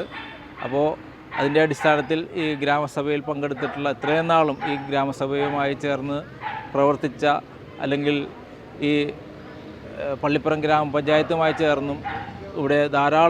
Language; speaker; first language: Malayalam; native; Malayalam